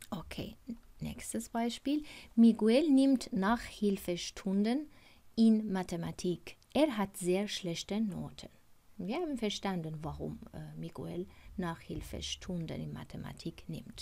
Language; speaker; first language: German; non-native, fluent; Persian